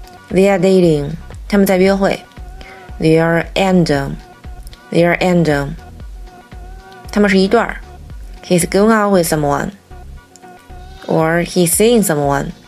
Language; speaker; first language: English; non-native, fluent; Chinese